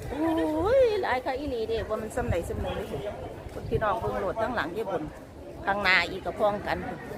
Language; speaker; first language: Thai; native; Thai